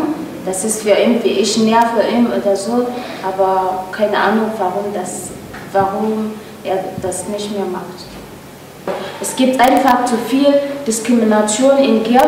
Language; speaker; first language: German; non-native, learner; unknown